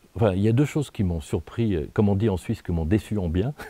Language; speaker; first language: French; native; French